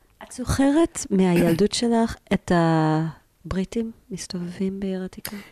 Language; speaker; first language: Hebrew; native; Hebrew